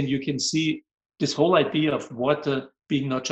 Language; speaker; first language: English; non-native, fluent; German